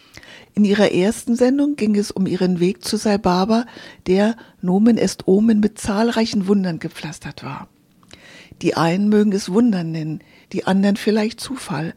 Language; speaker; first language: German; native; German